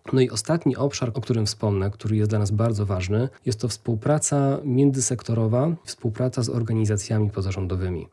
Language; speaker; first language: Polish; native; Polish